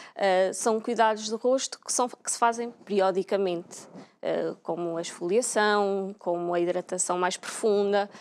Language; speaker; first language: Portuguese; native; Portuguese